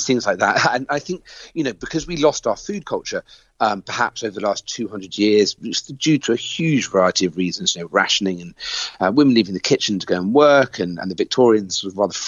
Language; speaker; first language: English; native; English